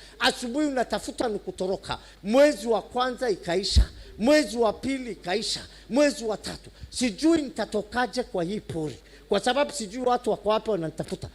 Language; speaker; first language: Swahili; non-native, fluent; Somali